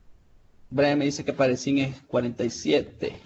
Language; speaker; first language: Spanish; native; Spanish